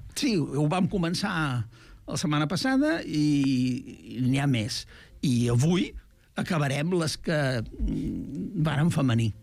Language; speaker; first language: Catalan; native; Catalan